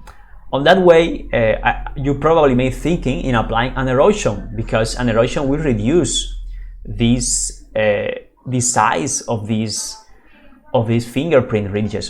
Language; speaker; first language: English; non-native, fluent; Spanish